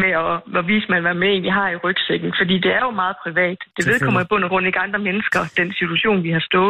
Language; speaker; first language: Danish; native; Danish